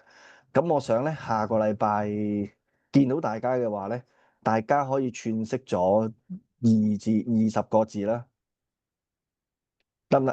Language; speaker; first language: Cantonese; native; Cantonese